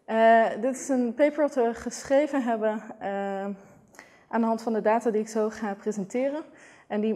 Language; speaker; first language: Dutch; native; Dutch